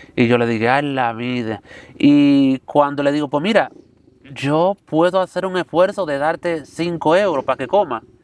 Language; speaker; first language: Spanish; native; Spanish